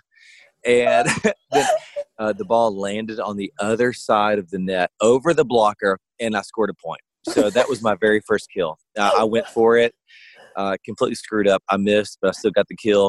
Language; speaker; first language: English; native; English